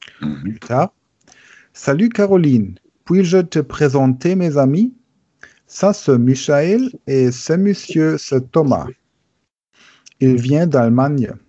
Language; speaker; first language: French; non-native, learner; German